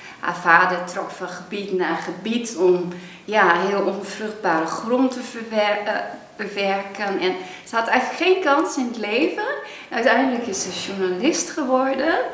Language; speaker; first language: Dutch; early bilingual, other home language; Cantonese